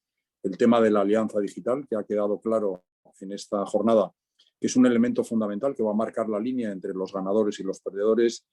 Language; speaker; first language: Spanish; native; Spanish